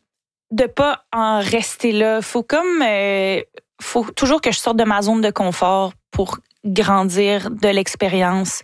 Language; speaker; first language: French; native; French